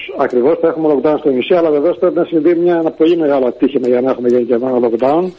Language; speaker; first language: Greek; native; Greek